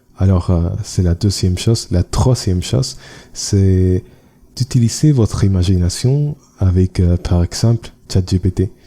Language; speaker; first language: French; non-native, learner; Spanish